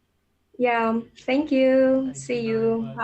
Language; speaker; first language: English; non-native, fluent; Russian